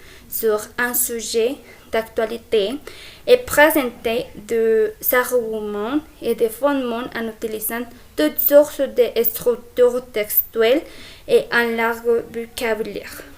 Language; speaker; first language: French; non-native, fluent; Spanish